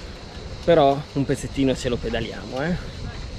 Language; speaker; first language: Italian; native; Italian